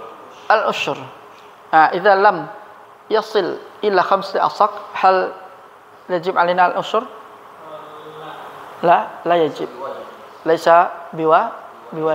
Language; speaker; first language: Arabic; non-native, fluent; Indonesian